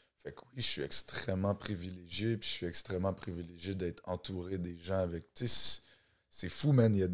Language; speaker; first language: French; native; French